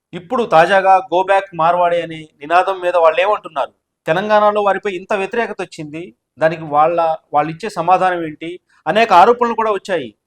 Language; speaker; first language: Telugu; native; Telugu